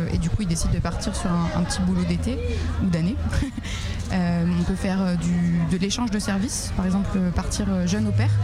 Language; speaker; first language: French; native; French